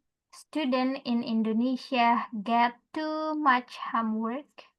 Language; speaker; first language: English; non-native, fluent; Indonesian